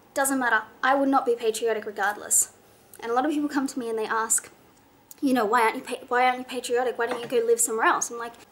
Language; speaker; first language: English; native; English